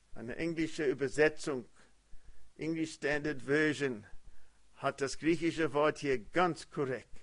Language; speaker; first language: German; early bilingual, heritage; German